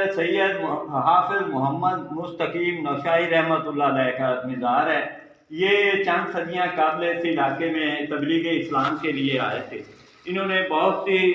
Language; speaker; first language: Urdu; native; Urdu